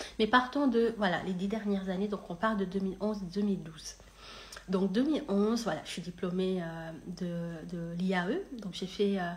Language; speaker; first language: French; non-native, local second language; Wolof